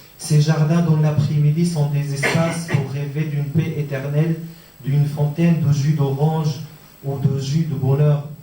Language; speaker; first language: French; non-native, fluent; Arabic